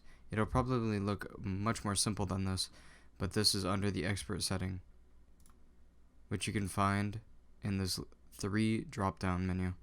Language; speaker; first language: English; native; English